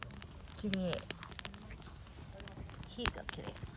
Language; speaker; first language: Japanese; non-native, learner; Filipino